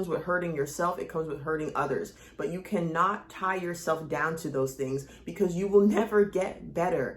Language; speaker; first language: English; native; English